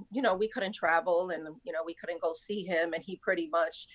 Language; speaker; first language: English; native; English